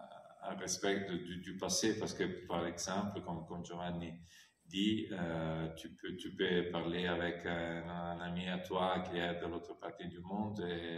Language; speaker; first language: French; non-native, fluent; Italian